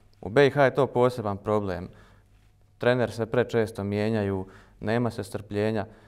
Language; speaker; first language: Croatian; native; Croatian